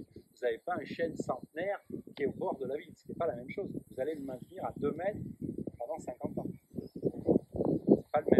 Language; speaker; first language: French; native; French